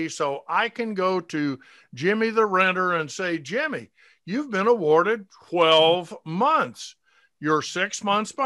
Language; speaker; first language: English; native; English